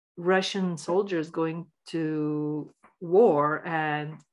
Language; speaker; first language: English; non-native, fluent; Turkish